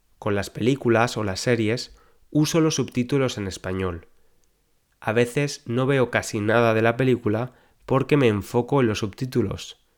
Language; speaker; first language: Spanish; native; Spanish